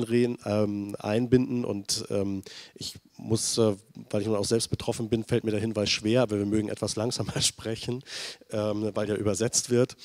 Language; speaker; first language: German; native; German